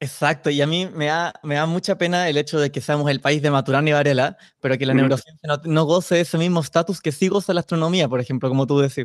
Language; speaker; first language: Spanish; native; Spanish